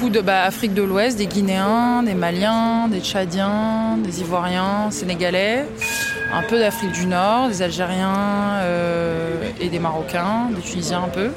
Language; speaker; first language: French; native; French